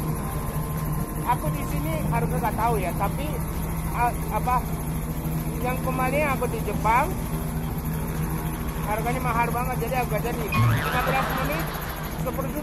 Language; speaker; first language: Indonesian; native; Indonesian